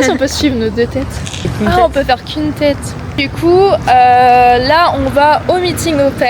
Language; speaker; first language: French; native; French